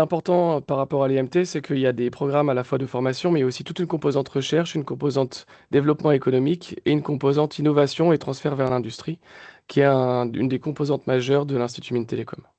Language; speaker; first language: French; native; French